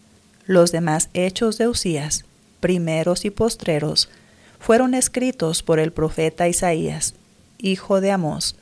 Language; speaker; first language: Spanish; native; Spanish